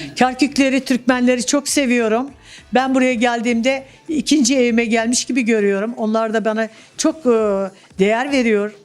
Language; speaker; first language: Turkish; native; Turkish